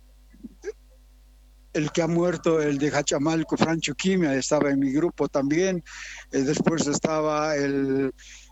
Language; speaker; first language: Spanish; native; Spanish